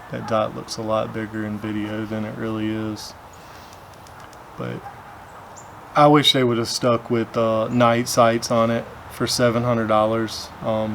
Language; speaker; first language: English; native; English